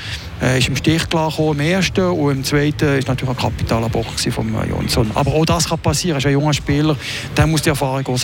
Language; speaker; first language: German; native; German